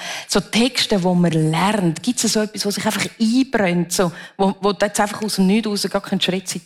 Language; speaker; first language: German; native; German